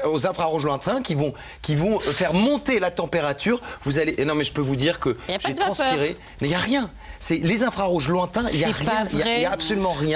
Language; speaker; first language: French; native; French